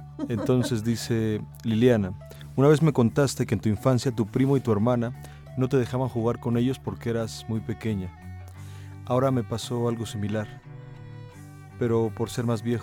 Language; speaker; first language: Spanish; native; Spanish